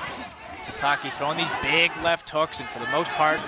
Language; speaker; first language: English; native; English